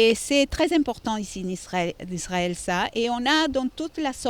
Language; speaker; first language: French; non-native, fluent; Spanish